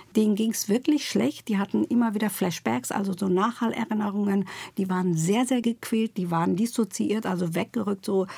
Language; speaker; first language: German; native; German